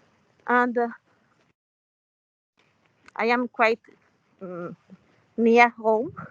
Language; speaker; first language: English; non-native, fluent; Spanish